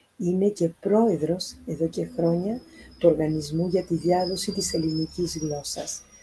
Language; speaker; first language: Greek; early bilingual, heritage; Greek